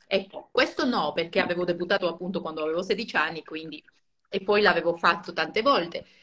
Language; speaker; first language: Italian; non-native, fluent; Georgian